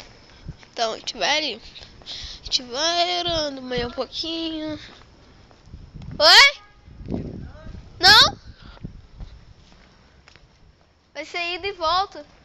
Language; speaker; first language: Portuguese; native; Portuguese